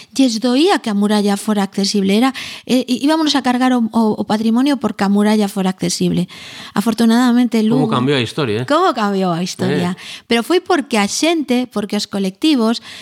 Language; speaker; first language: Galician; native; Galician